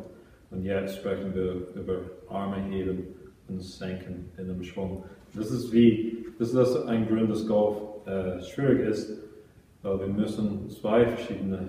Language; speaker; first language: German; non-native, fluent; English